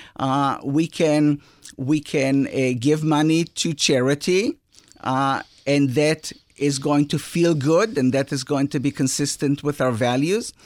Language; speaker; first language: English; non-native, fluent; Hebrew